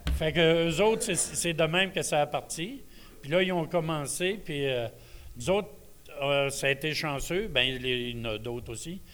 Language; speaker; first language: French; native; French